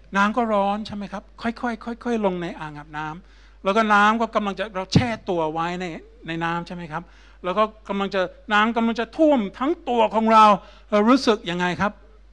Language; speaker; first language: Thai; non-native, fluent; English